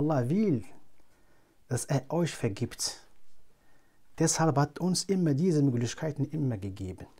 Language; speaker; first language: German; non-native, fluent; Arabic